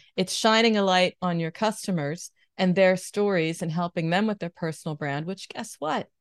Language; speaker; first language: English; native; English